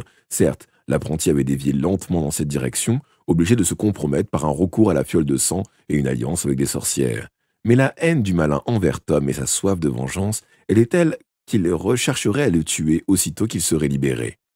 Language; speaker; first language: French; native; French